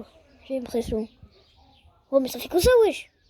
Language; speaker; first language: French; native; French